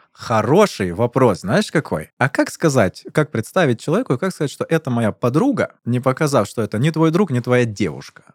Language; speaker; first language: Russian; native; Russian